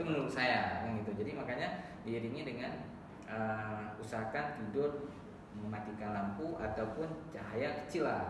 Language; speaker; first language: Indonesian; native; Indonesian